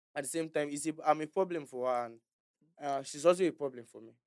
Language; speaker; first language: English; non-native, local second language; Yoruba